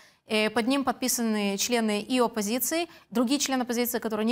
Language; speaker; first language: Russian; native; Russian